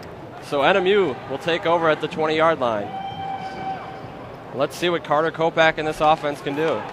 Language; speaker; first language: English; native; English